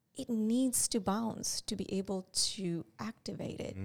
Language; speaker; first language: English; non-native, local second language; Gujarati